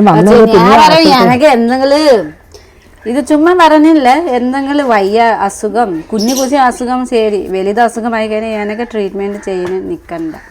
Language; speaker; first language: Malayalam; non-native, fluent; Nepali